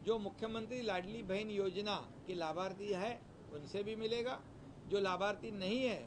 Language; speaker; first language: Hindi; non-native, local second language; Marathi